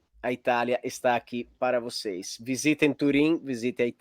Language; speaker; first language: Portuguese; non-native, fluent; Italian